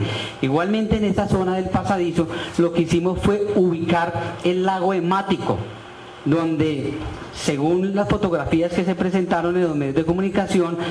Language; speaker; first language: Spanish; native; Spanish